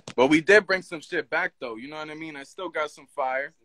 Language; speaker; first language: English; native; English